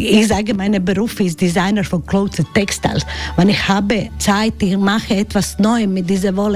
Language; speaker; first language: German; non-native, learner; Croatian